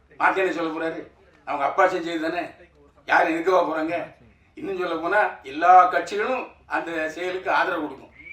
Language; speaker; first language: Tamil; native; Tamil